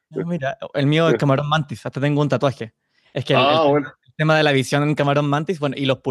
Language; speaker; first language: Spanish; native; Spanish